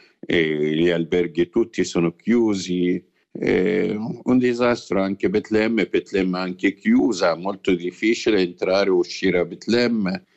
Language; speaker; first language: Italian; non-native, fluent; Arabic